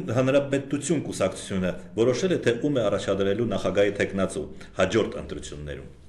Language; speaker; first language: Armenian; native; Armenian